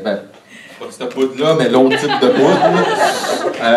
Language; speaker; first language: French; native; French